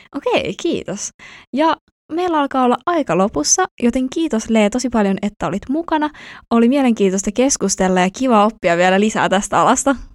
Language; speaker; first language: Finnish; native; Finnish